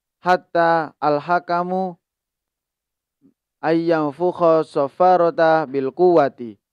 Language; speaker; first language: Arabic; non-native, learner; Indonesian